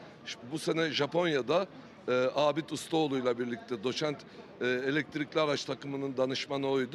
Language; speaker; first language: Turkish; native; Turkish